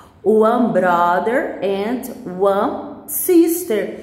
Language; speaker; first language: English; non-native, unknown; Portuguese